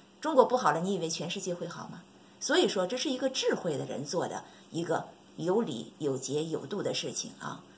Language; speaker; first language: Chinese; native; Chinese